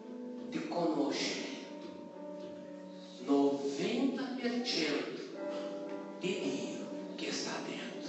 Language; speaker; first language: Italian; non-native, learner; Portuguese